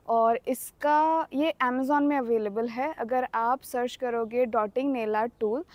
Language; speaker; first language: Hindi; non-native, local second language; Odia